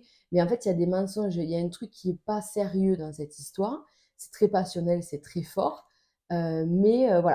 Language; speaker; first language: French; native; French